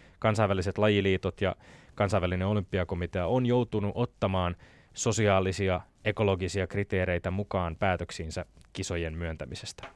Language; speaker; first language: Finnish; native; Finnish